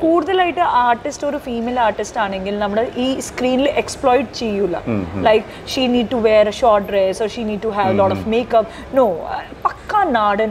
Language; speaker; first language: Malayalam; non-native, local second language; Hindi